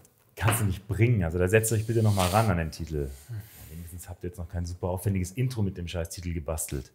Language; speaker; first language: German; native; German